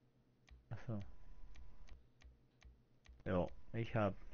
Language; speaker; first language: German; native; German